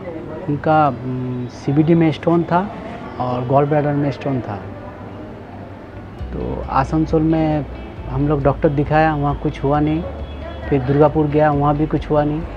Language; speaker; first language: Hindi; non-native, local second language; Bangla